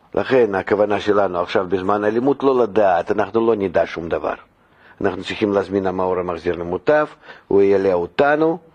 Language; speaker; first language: Hebrew; non-native, fluent; Russian